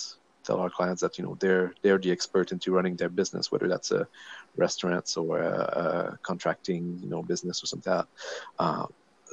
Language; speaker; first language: English; non-native, fluent; French